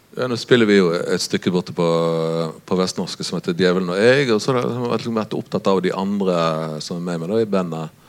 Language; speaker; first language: Norwegian; native; Norwegian